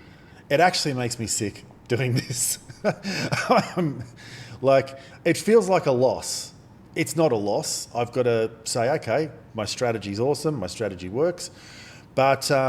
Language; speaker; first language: English; native; English